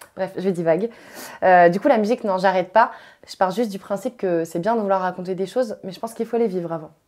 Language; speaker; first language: French; native; French